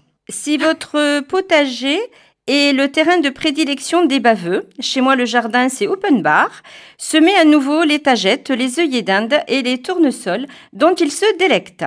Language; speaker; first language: French; native; French